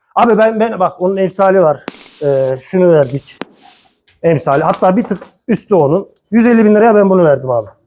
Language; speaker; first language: Turkish; native; Turkish